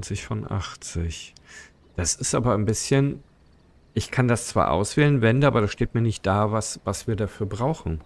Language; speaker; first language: German; native; German